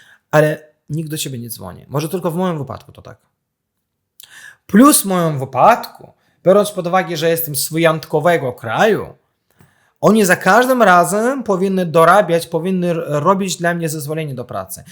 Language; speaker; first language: Polish; non-native, fluent; Azerbaijani